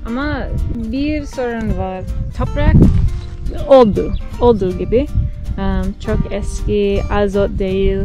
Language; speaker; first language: Turkish; non-native, learner; English